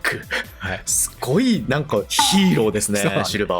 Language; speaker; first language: Japanese; native; Japanese